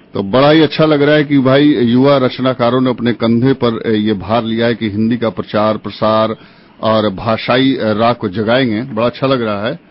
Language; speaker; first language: Hindi; native; Hindi